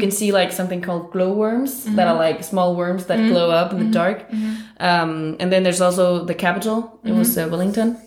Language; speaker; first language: English; non-native, fluent; Danish